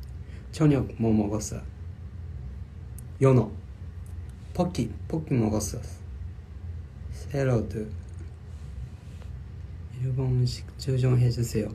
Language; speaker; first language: Korean; non-native, learner; Japanese